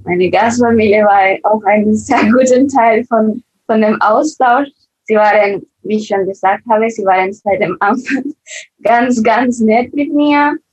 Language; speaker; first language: German; non-native, learner; Spanish